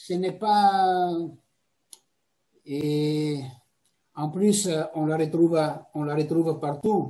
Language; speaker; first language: French; non-native, fluent; Italian